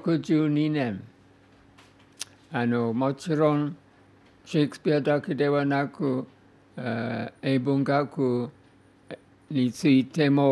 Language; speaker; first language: Japanese; non-native, fluent; English